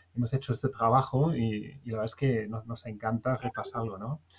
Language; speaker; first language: Spanish; non-native, fluent; German